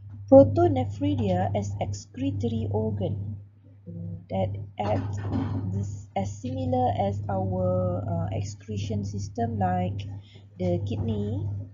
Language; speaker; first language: English; non-native, local second language; Malay